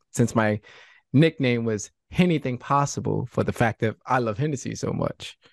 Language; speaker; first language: English; native; English